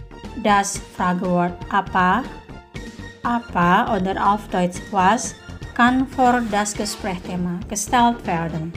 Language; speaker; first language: German; non-native, fluent; Indonesian